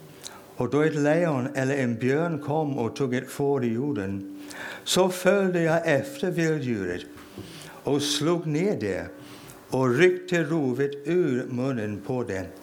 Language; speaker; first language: Swedish; non-native, fluent; English